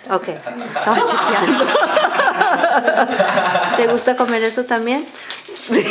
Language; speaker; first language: Spanish; non-native, learner; English